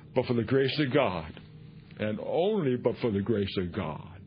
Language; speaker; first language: English; native; English